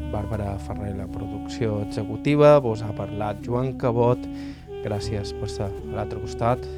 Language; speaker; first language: Catalan; native; Catalan